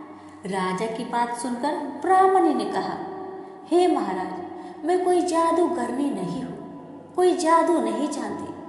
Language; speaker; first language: Hindi; native; Hindi